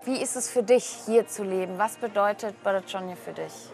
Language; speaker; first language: German; native; German